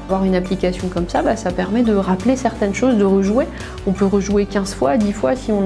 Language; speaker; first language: French; native; French